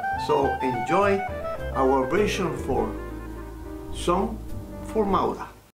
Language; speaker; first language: English; non-native, fluent; Spanish